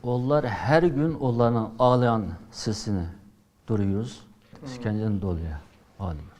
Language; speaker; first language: Turkish; non-native, learner; Uyghur